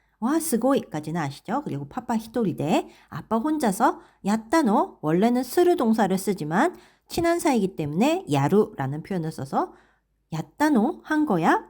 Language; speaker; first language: Korean; native; Korean